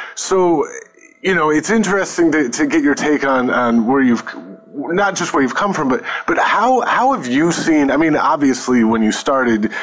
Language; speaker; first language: English; native; English